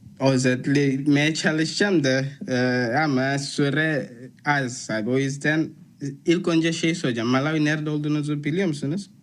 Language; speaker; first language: Turkish; non-native, fluent; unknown